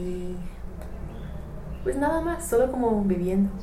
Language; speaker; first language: Spanish; non-native, fluent; English